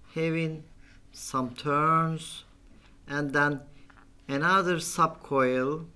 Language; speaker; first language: English; non-native, fluent; Turkish